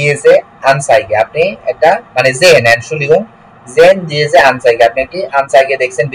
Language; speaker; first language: German; non-native, learner; Bangla